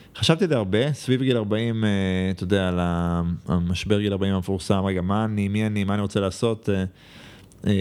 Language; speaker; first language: Hebrew; native; Hebrew